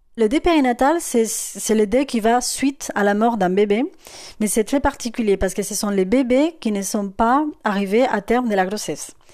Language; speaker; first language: French; non-native, fluent; Spanish